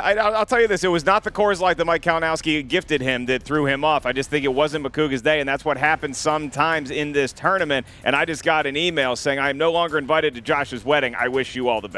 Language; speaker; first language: English; native; English